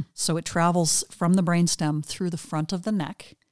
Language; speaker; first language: English; native; English